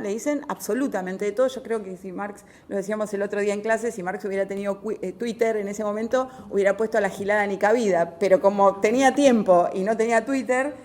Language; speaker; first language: Spanish; native; Spanish